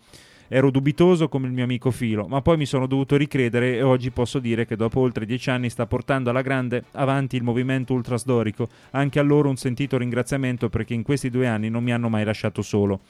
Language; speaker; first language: Italian; native; Italian